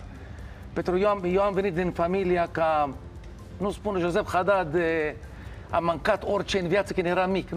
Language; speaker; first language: Romanian; non-native, learner; Hebrew